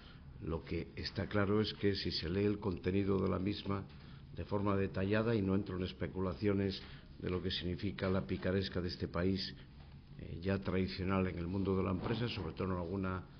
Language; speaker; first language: Spanish; native; Spanish